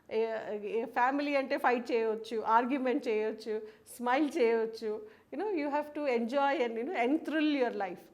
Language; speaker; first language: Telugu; non-native, local second language; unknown